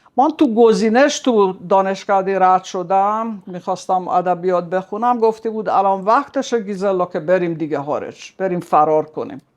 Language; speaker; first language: Persian; non-native, fluent; Hungarian